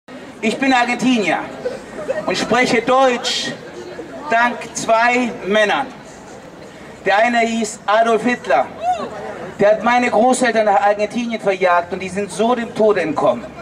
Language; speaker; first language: German; early bilingual, heritage; German